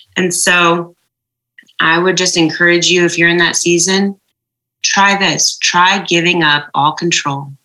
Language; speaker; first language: English; native; English